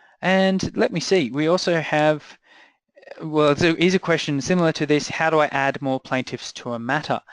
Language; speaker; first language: English; native; English